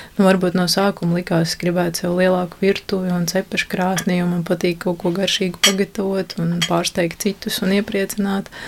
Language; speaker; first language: Latvian; native; Latvian